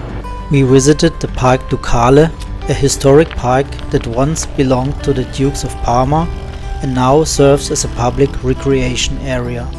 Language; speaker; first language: English; non-native, learner; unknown